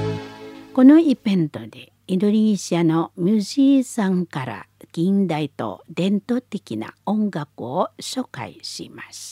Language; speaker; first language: Japanese; non-native, fluent; Indonesian